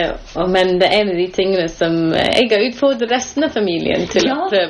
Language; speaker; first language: Norwegian; non-native, fluent; English